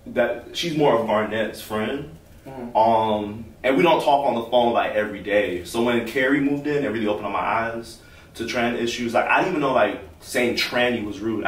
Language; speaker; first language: English; native; English